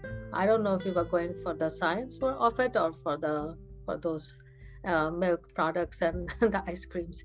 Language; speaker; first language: English; non-native, local second language; Hindi